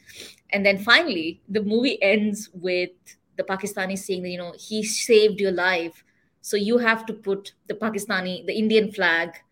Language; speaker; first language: English; non-native, local second language; Tamil